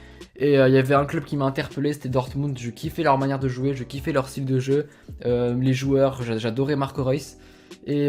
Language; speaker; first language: French; native; French